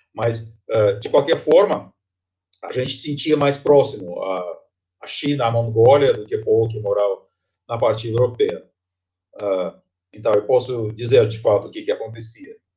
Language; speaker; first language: Portuguese; non-native, fluent; Russian